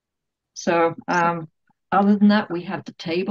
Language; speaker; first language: English; native; English